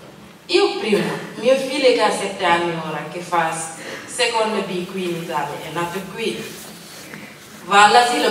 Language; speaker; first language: Italian; non-native, learner; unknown